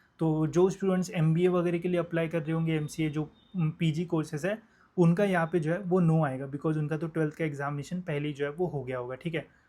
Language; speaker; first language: Hindi; non-native, local second language; Marathi